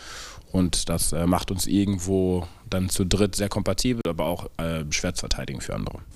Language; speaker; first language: German; native; German